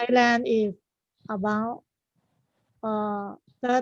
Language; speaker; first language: English; non-native, learner; Thai